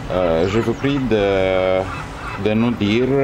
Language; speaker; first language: French; non-native, fluent; Romanian